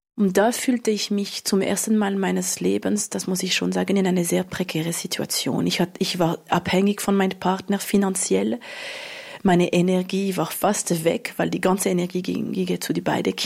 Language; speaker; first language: German; non-native, local second language; French